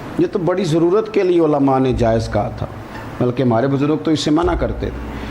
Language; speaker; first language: Urdu; non-native, local second language; Punjabi